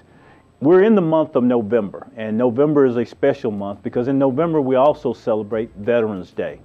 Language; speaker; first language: English; native; English